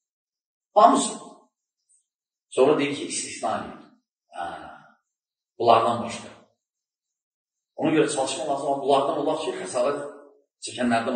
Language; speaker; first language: Turkish; non-native, learner; Azerbaijani